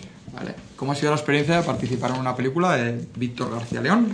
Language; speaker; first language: Spanish; native; Spanish